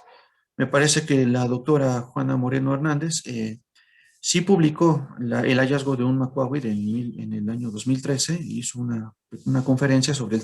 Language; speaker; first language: Spanish; native; Spanish